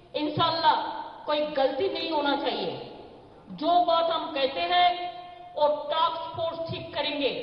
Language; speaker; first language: Hindi; non-native, local second language; Bangla